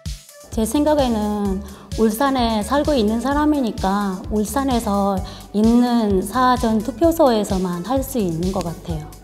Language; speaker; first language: Korean; non-native, fluent; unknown